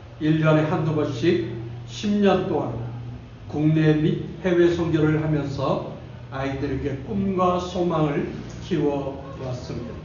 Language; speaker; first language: Korean; native; Korean